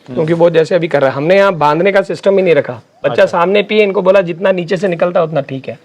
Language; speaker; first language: Hindi; native; Hindi